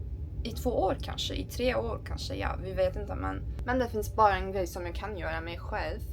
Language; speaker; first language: Swedish; non-native, learner; Turkish